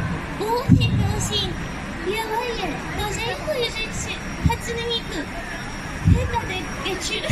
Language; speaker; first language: Chinese; non-native, learner; Russian